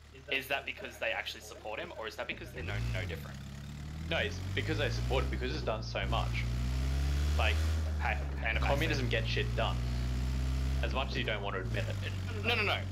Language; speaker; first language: English; native; English